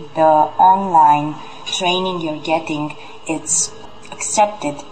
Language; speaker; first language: English; non-native, fluent; Romanian